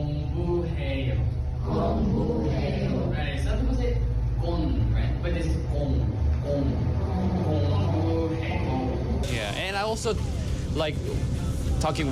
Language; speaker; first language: English; non-native, learner; Korean